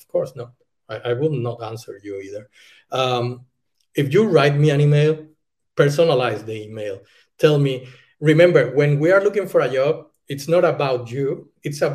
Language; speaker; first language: English; non-native, fluent; Spanish